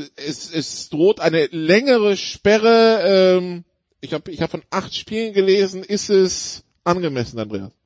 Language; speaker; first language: German; non-native, fluent; French